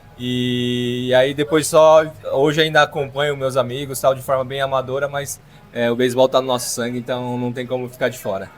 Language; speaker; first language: Portuguese; native; Portuguese